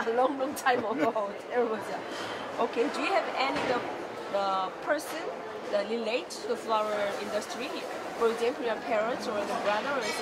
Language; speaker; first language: English; non-native, learner; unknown